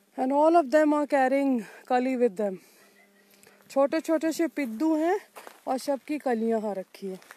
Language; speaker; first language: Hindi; non-native, local second language; Bangla